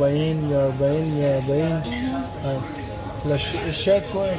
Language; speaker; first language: Arabic; non-native, learner; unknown